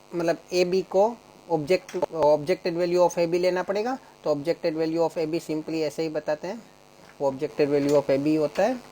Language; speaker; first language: Hindi; non-native, local second language; Gujarati